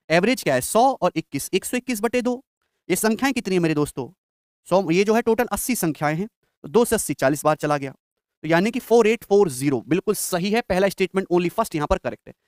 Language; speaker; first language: Hindi; native; Hindi